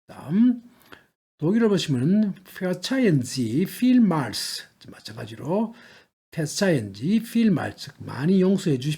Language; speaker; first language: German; non-native, learner; Korean